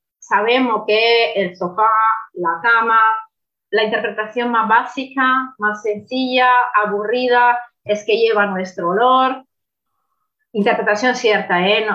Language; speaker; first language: Spanish; non-native, fluent; Italian